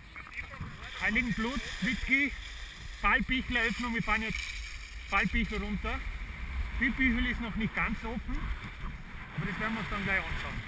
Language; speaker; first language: German; native; German